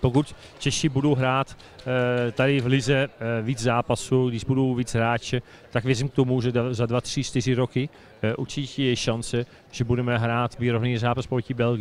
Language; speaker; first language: Czech; early bilingual, heritage; Czech